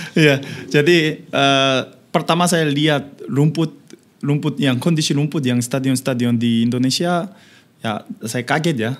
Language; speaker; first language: Indonesian; non-native, fluent; Korean